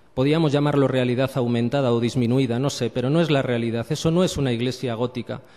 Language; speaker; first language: Spanish; native; Spanish